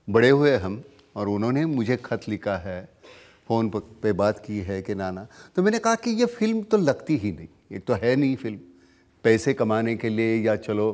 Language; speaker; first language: Hindi; non-native, local second language; Marathi